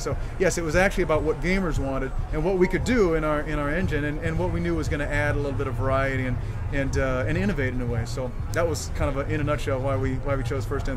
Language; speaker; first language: English; native; English